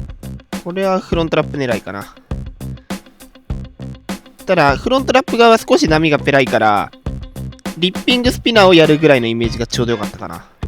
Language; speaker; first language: Japanese; native; Japanese